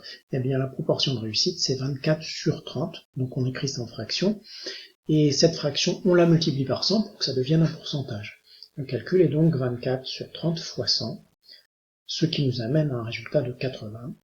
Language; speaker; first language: French; native; French